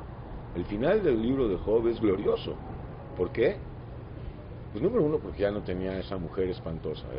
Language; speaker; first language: Spanish; native; Spanish